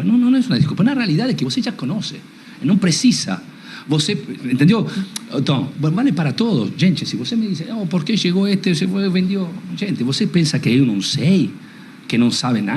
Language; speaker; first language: Portuguese; non-native, learner; Spanish